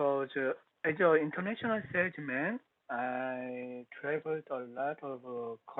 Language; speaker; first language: English; non-native, learner; Korean